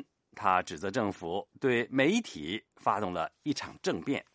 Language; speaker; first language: Chinese; native; Chinese